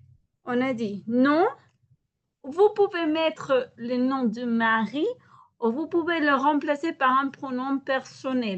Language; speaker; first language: French; non-native, learner; Spanish